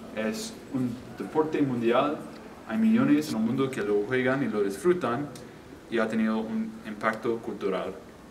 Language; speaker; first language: Spanish; non-native, fluent; English